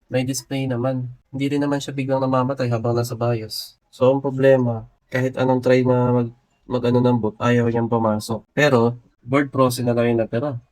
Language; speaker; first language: Filipino; native; Filipino